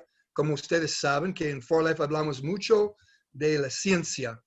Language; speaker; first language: Spanish; non-native, fluent; English